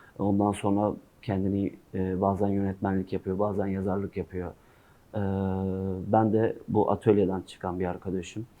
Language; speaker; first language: Turkish; non-native, local second language; Kurdish